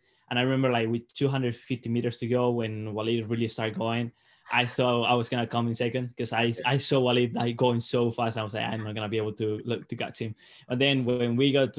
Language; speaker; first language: English; non-native, fluent; Spanish